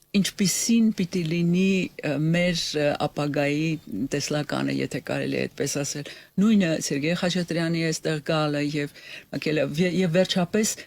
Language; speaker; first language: Armenian; native; Armenian